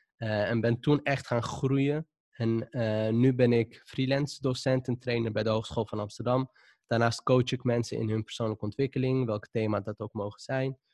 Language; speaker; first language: Dutch; non-native, local second language; Arabic